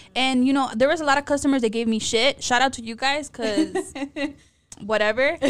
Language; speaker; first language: English; early bilingual, other home language; Spanish